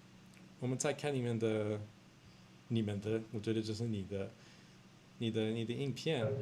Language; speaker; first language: Chinese; non-native, learner; English